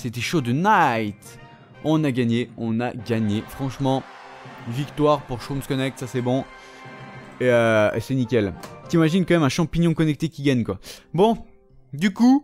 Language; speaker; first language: French; native; French